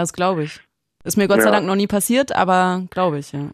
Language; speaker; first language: German; native; German